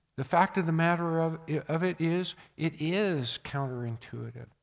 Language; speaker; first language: English; native; English